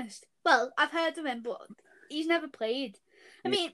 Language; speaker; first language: English; native; English